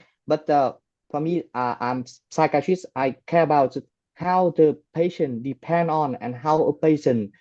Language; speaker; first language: English; non-native, fluent; Vietnamese